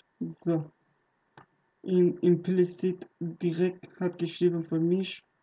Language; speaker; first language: German; non-native, learner; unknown